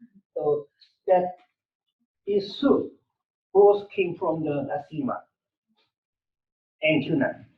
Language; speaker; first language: English; non-native, learner; Korean